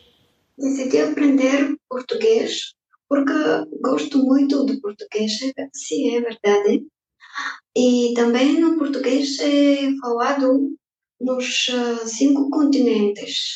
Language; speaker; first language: Portuguese; non-native, fluent; Bulgarian